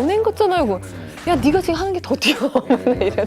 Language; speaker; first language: Korean; native; Korean